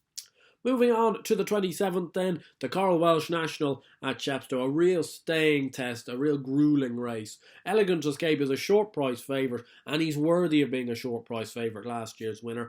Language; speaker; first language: English; native; English